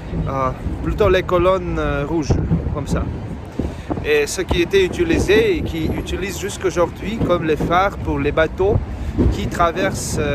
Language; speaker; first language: French; non-native, fluent; Russian